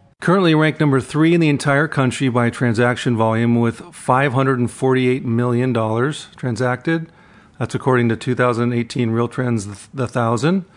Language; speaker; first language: English; native; English